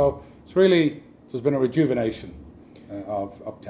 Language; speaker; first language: English; native; English